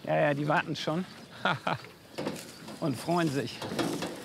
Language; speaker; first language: German; native; German